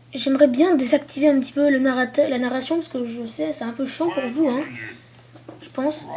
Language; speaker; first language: French; native; French